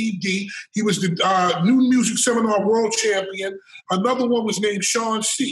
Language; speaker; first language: English; native; English